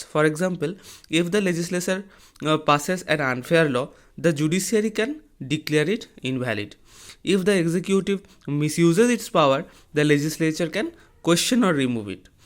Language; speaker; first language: English; non-native, local second language; Hindi